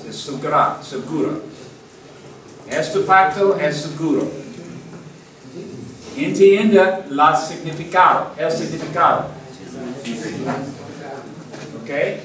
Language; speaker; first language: Spanish; non-native, learner; English